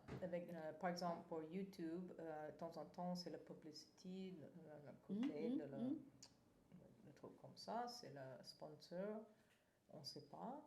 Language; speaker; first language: French; non-native, fluent; English